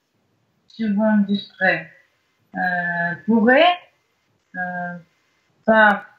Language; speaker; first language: French; non-native, learner; Russian